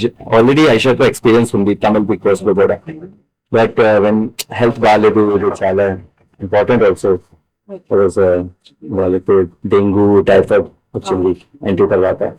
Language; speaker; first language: Telugu; non-native, learner; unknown